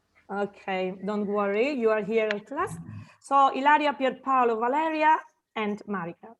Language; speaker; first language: English; non-native, fluent; Italian